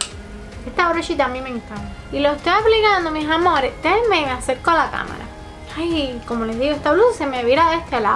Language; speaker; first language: Spanish; native; Spanish